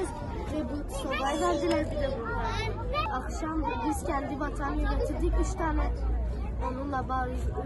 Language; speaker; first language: Turkish; non-native, local second language; Kurdish